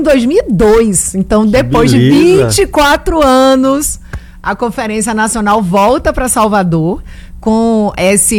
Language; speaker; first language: Portuguese; native; Portuguese